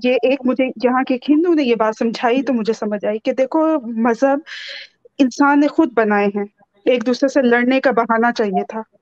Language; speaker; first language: Urdu; native; Urdu